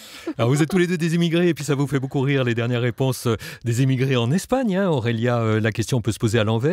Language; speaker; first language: French; native; French